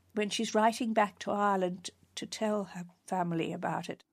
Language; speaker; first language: English; native; English